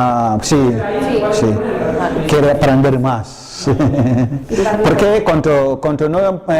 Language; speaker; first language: Spanish; non-native, learner; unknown